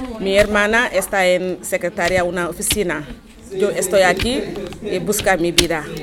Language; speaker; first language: Spanish; non-native, learner; Arabic